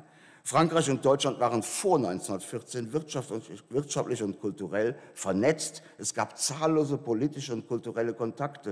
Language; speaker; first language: German; native; German